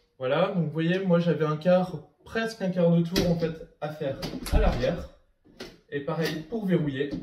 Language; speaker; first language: French; native; French